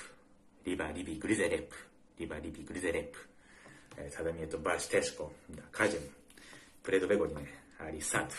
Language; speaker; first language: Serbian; non-native, learner; Japanese